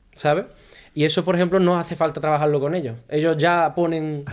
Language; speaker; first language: Spanish; native; Spanish